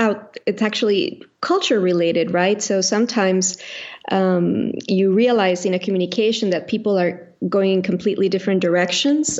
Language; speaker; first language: English; native; English